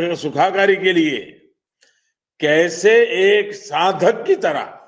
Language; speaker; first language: Hindi; non-native, local second language; Gujarati